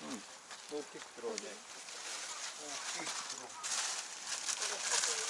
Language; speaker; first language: Japanese; native; Japanese